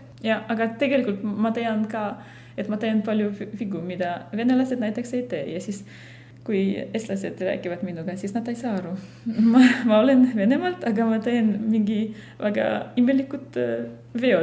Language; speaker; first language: Estonian; non-native, fluent; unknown